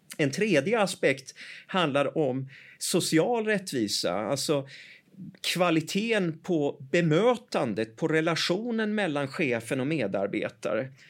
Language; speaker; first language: Swedish; early bilingual, other home language; Persian